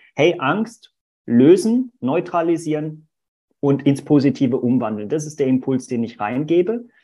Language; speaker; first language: German; early bilingual, other home language; Portuguese